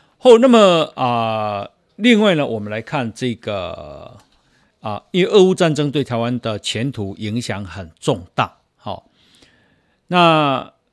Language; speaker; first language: Chinese; native; Chinese